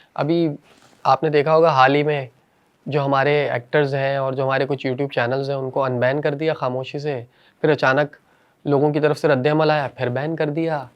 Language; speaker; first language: Urdu; native; Urdu